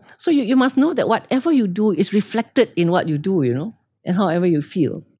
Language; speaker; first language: English; native; English